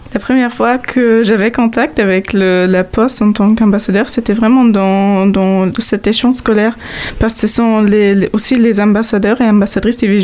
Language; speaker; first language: French; non-native, fluent; German